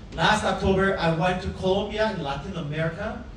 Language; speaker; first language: English; non-native, fluent; Korean